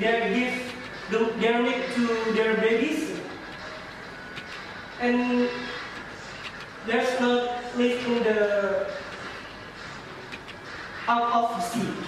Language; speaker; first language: English; non-native, learner; Indonesian